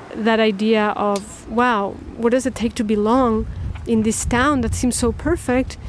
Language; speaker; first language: English; non-native, fluent; Spanish